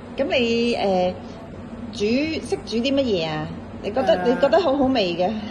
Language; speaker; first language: Cantonese; native; Cantonese